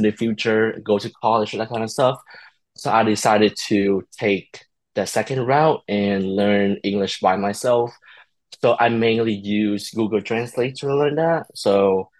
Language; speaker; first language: English; early bilingual, other home language; Vietnamese